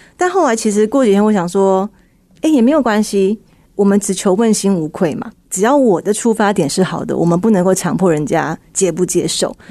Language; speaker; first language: Chinese; early bilingual, heritage; Chinese